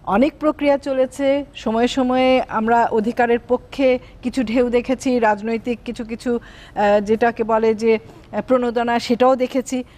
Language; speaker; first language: Bangla; native; Bangla